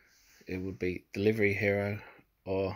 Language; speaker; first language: English; native; English